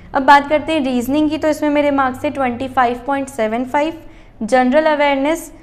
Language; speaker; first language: Hindi; native; Hindi